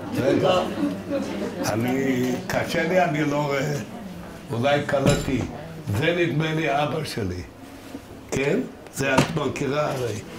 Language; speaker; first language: Hebrew; non-native, fluent; Yiddish